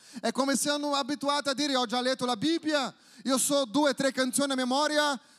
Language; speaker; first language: Italian; non-native, fluent; Portuguese